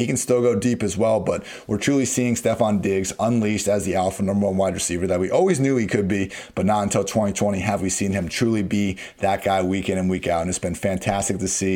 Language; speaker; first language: English; native; English